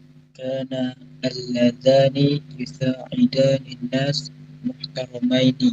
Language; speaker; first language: Arabic; non-native, learner; Malay